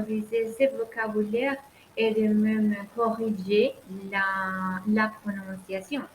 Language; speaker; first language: French; non-native, learner; Spanish